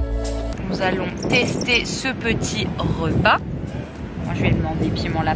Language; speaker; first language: French; native; French